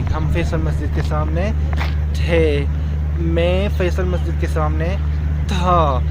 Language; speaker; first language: Hindi; non-native, fluent; Arabic